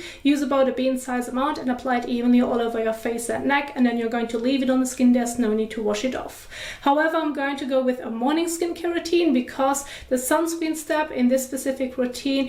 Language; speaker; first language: English; non-native, fluent; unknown